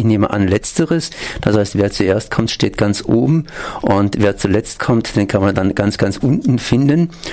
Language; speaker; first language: German; native; German